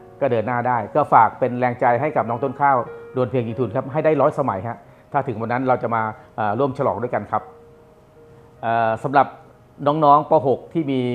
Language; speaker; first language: Thai; native; Thai